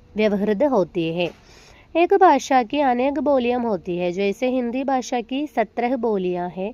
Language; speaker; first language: Hindi; non-native, local second language; Malayalam